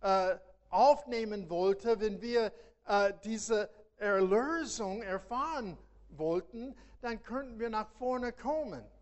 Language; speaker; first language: German; non-native, fluent; English